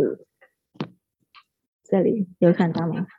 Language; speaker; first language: Chinese; non-native, fluent; Vietnamese